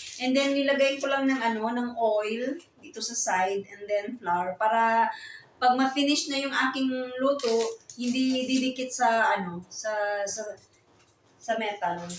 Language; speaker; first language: Filipino; native; Filipino